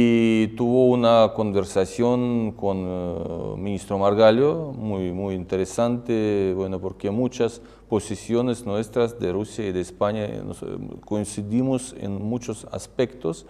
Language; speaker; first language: Spanish; non-native, fluent; Russian